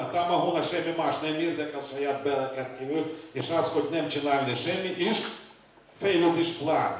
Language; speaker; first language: Hungarian; non-native, learner; Russian